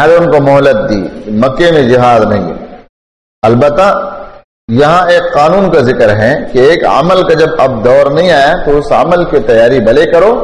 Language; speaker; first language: Urdu; non-native, local second language; Pashto